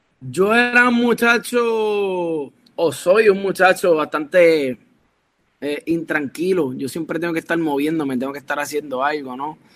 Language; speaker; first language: Spanish; native; Spanish